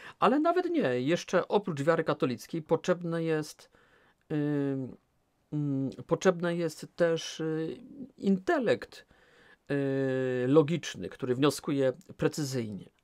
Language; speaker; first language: Polish; native; Polish